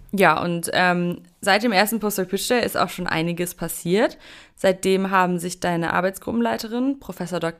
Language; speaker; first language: German; native; German